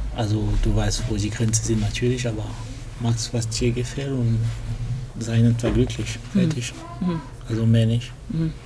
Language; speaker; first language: German; early bilingual, other home language; French